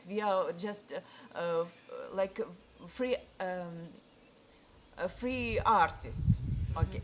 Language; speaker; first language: English; non-native, learner; Ukrainian